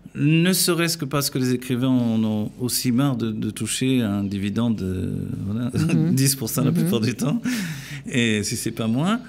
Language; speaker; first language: French; native; French